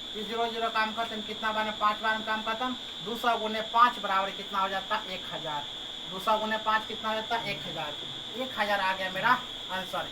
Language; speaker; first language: Hindi; native; Hindi